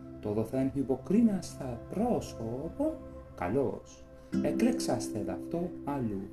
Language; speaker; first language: Greek; non-native, learner; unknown